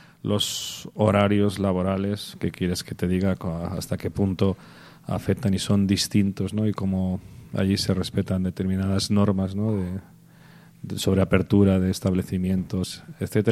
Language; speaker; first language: Spanish; native; Spanish